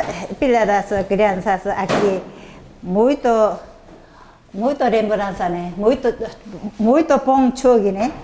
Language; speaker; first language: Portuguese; non-native, learner; Korean